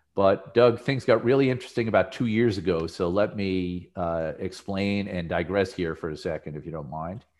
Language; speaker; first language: English; native; English